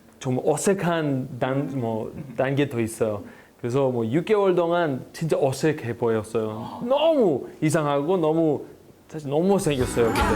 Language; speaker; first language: Korean; non-native, fluent; Greek